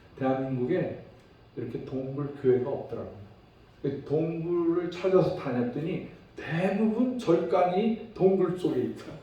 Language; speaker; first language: Korean; native; Korean